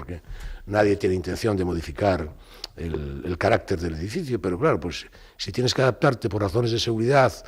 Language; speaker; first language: Spanish; native; Spanish